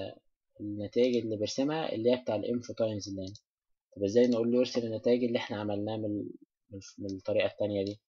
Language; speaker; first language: Arabic; native; Arabic